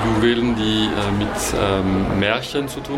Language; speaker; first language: German; non-native, fluent; French